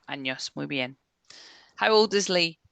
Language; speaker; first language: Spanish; non-native, fluent; English